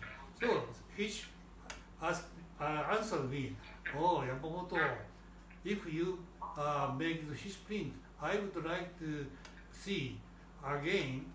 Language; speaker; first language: English; non-native, learner; Japanese